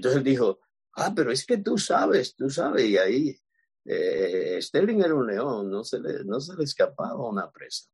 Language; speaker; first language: Spanish; native; Spanish